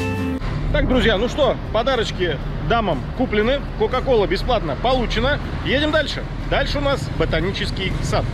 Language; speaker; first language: Russian; native; Russian